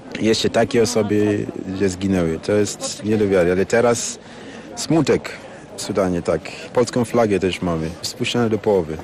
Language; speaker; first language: Polish; non-native, fluent; Swahili